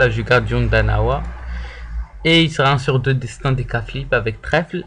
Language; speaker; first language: French; native; French